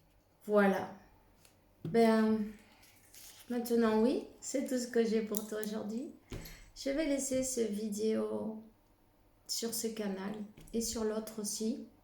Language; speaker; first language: French; non-native, fluent; Spanish